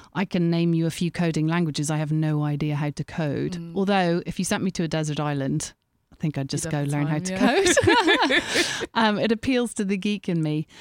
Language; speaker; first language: English; native; English